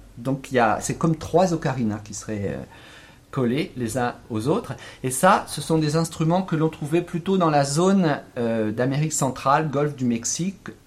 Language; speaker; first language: French; native; French